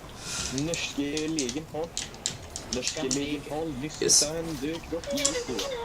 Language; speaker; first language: Swedish; native; Swedish